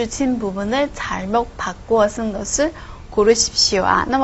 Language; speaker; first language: Korean; non-native, fluent; Chinese